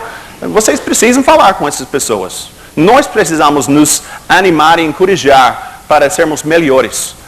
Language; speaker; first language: Portuguese; non-native, fluent; English